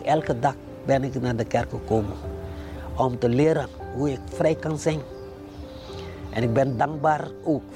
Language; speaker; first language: Dutch; non-native, local second language; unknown